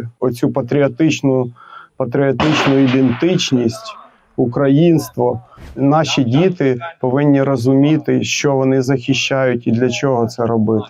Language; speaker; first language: Ukrainian; native; Ukrainian